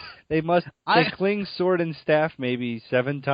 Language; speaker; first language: English; native; English